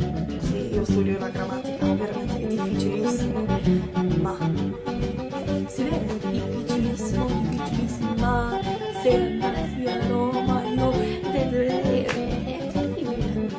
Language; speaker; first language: Italian; non-native, learner; English